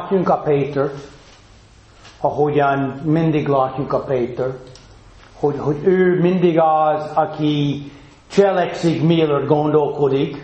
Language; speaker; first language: Hungarian; non-native, fluent; English